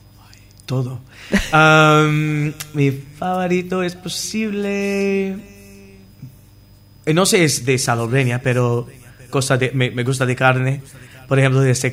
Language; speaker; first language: Spanish; non-native, learner; English